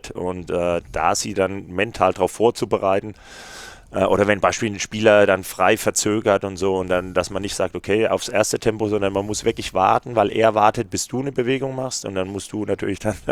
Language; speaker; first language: German; native; German